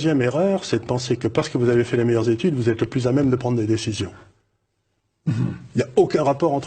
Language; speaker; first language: French; native; French